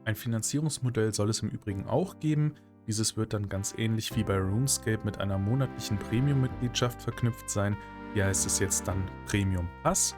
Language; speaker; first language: German; native; German